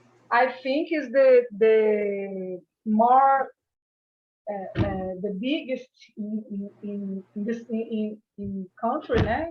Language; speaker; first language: English; non-native, learner; Portuguese